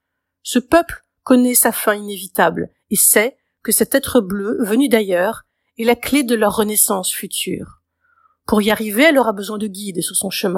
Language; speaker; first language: French; native; French